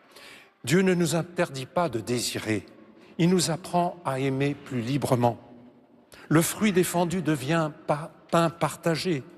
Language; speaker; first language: French; native; French